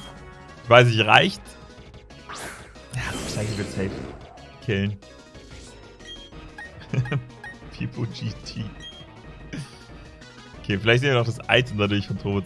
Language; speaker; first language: German; native; German